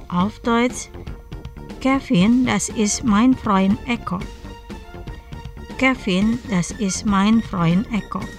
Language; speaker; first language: German; non-native, fluent; Indonesian